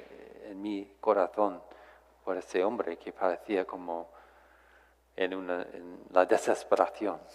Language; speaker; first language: Spanish; non-native, fluent; English